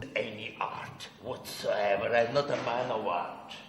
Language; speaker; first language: English; non-native, fluent; Russian